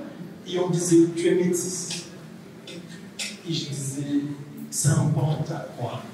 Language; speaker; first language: French; non-native, fluent; Portuguese